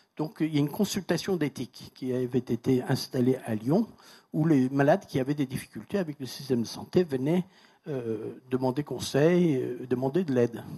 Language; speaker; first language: French; non-native, fluent; Persian